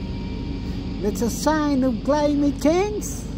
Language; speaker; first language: English; non-native, local second language; Filipino